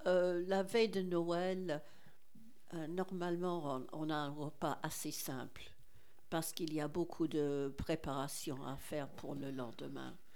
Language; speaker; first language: French; non-native, fluent; English